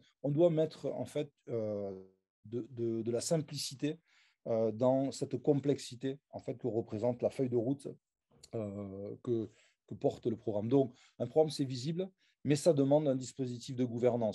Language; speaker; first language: French; native; French